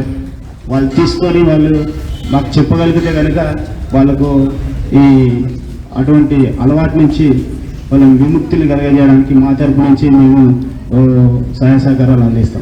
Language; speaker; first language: Telugu; native; Telugu